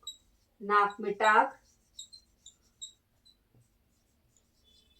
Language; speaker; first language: German; non-native, learner; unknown